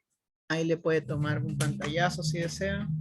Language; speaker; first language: Spanish; native; Spanish